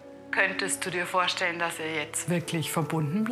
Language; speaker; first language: German; native; German